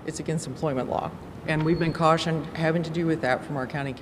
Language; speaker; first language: English; native; English